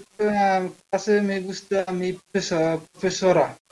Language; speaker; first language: Spanish; non-native, learner; Bangla